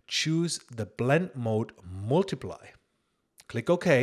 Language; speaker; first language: English; non-native, fluent; German